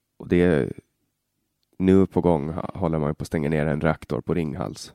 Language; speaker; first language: Swedish; native; Swedish